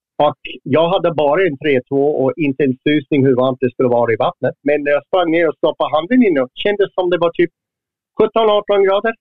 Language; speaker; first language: Swedish; non-native, fluent; English